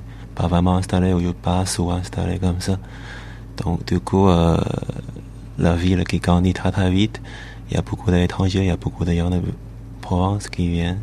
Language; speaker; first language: French; non-native, learner; Chinese